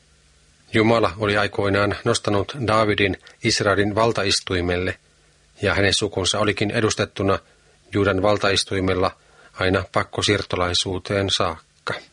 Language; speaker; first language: Finnish; native; Finnish